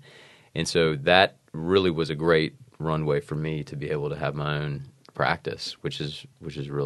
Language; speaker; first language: English; native; English